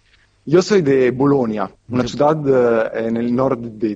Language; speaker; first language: Spanish; non-native, fluent; Italian